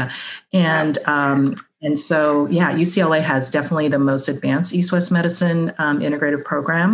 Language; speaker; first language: English; non-native, local second language; Cantonese